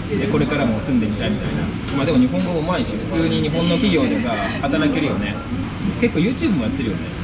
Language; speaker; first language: Japanese; native; Japanese